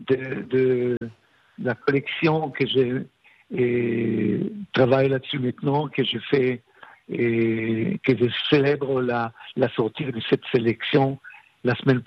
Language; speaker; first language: French; non-native, fluent; Hebrew